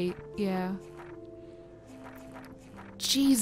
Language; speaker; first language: English; native; English